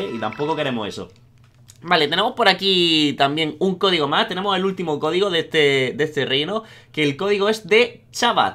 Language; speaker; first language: Spanish; native; Spanish